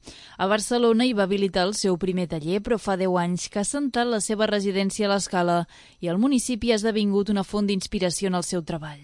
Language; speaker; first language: Catalan; native; Catalan